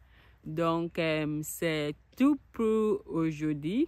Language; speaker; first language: French; non-native, learner; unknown